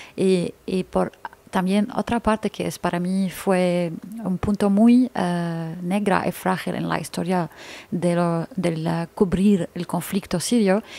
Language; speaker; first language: Spanish; non-native, learner; Arabic